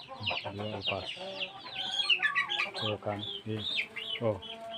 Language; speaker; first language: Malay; non-native, local second language; Javanese